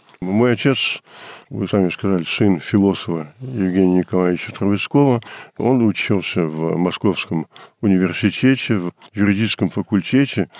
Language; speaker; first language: Russian; early bilingual, heritage; Russian